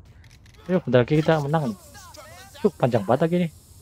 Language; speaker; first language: Indonesian; native; Indonesian